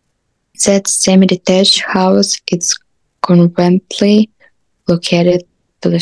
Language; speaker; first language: English; non-native, learner; Russian